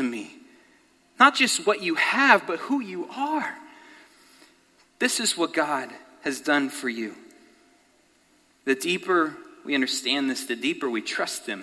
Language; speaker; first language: English; native; English